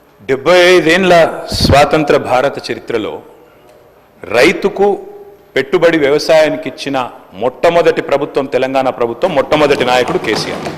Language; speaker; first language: Telugu; native; Telugu